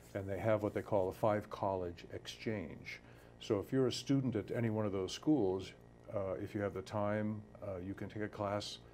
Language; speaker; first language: English; native; English